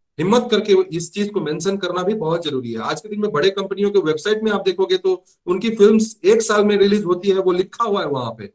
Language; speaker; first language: Hindi; native; Hindi